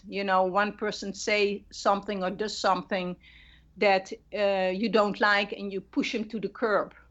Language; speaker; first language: English; non-native, fluent; Dutch